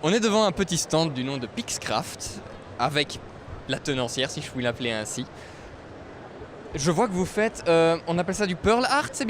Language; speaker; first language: French; native; French